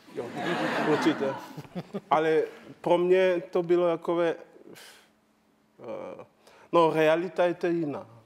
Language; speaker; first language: Czech; non-native, learner; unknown